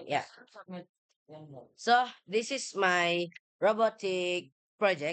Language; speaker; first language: English; non-native, learner; Indonesian